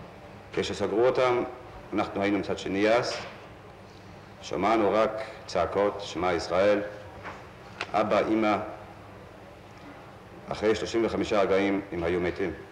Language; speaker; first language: Hebrew; non-native, fluent; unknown